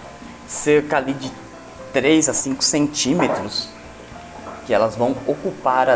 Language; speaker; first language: Portuguese; native; Portuguese